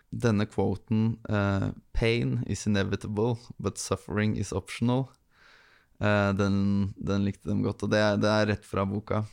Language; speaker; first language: Norwegian; native; Norwegian